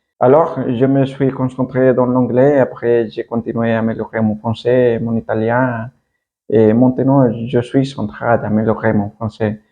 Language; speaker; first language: French; non-native, learner; Spanish